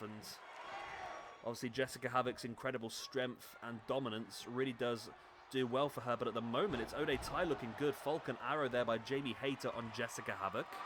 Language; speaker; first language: English; native; English